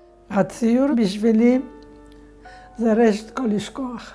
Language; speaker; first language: Hebrew; non-native, fluent; Polish